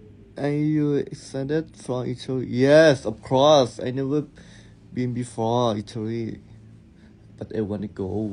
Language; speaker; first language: English; non-native, learner; Thai